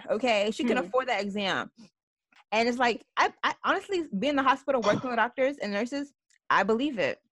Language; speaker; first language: English; early bilingual, other home language; Yoruba